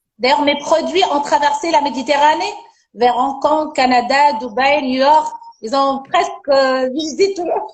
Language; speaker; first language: French; non-native, local second language; Arabic